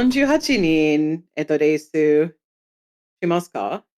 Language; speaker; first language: Japanese; non-native, fluent; English